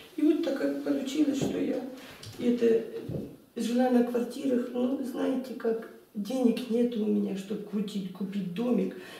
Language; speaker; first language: Russian; native; Russian